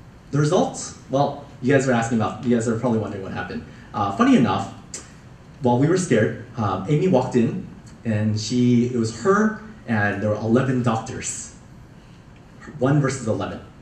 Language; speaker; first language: English; early bilingual, other home language; Cantonese